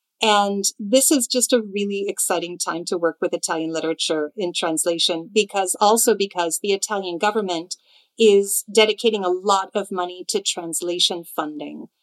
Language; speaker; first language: English; native; English